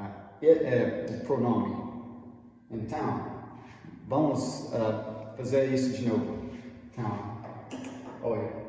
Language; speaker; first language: Portuguese; non-native, fluent; English